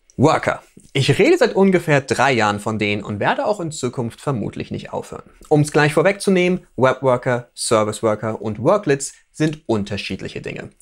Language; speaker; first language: German; native; German